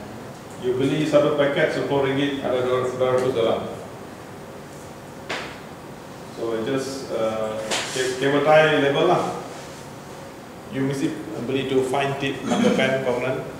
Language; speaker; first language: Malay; non-native, local second language; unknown